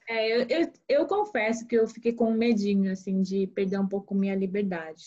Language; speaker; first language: Portuguese; early bilingual, other home language; Korean